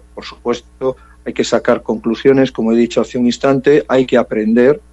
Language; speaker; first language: Spanish; early bilingual, heritage; English